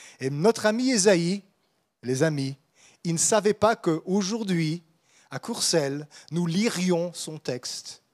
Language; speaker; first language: French; native; French